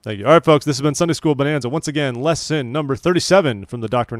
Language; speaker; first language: English; native; English